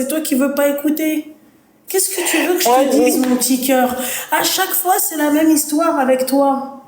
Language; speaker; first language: French; native; French